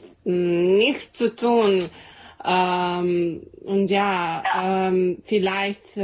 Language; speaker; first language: German; non-native, fluent; Serbian